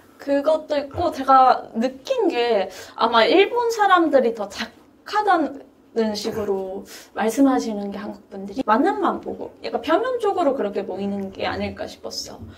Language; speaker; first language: Korean; non-native, fluent; Japanese